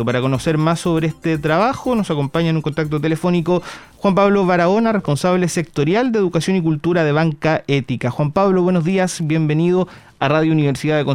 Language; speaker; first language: Spanish; native; Spanish